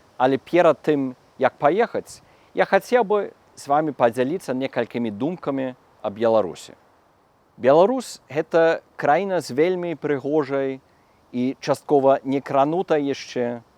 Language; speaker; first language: Belarusian; non-native, learner; German